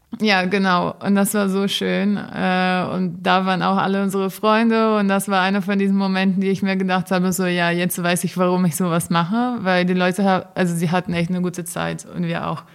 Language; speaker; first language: German; non-native, fluent; Portuguese